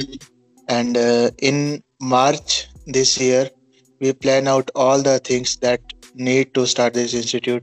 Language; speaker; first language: English; non-native, local second language; Punjabi